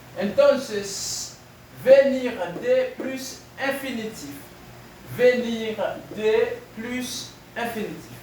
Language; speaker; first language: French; non-native, fluent; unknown